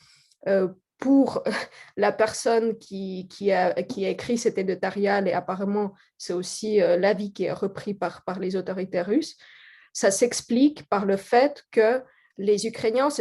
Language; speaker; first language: French; non-native, fluent; Russian